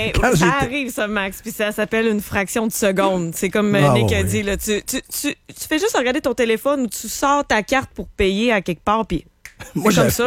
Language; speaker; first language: French; native; French